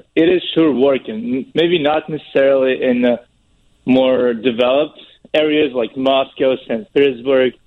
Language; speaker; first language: English; non-native, fluent; Russian